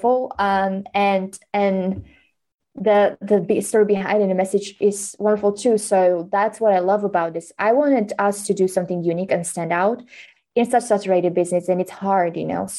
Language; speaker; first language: English; non-native, fluent; Slovak